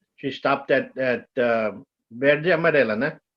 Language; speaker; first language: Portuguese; non-native, learner; English